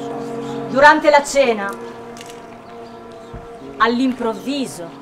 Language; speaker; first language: Italian; native; Italian